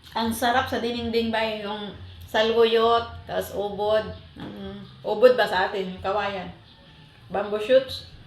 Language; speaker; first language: Filipino; non-native, local second language; Cebuano